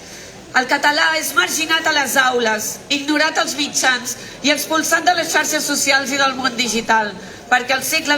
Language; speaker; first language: Catalan; native; Catalan